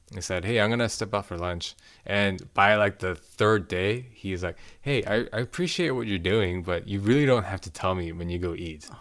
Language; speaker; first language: English; early bilingual, other home language; Korean